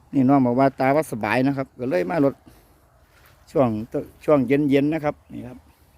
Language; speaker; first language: Thai; non-native, local second language; Northeastern Thai